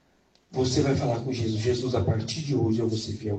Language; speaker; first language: Portuguese; native; Portuguese